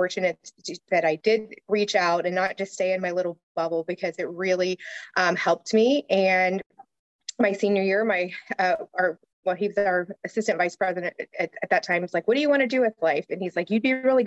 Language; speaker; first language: English; native; English